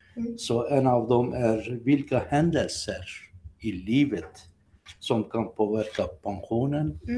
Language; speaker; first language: Swedish; non-native, fluent; Greek